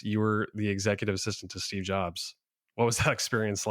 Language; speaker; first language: English; native; English